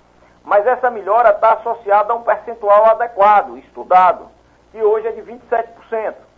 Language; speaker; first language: Portuguese; native; Portuguese